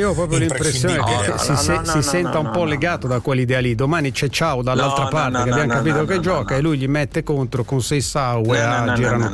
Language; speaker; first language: Italian; native; Italian